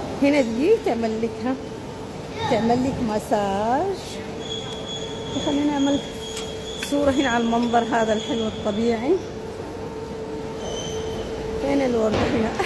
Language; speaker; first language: Arabic; native; Arabic